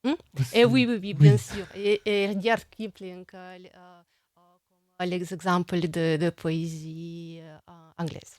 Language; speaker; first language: French; non-native, fluent; Russian